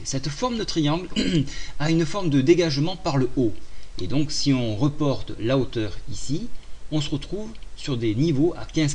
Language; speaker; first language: French; native; French